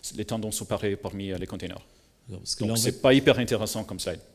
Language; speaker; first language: French; native; French